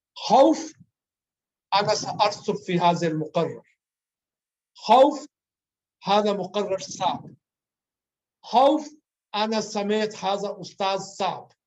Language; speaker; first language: Arabic; non-native, learner; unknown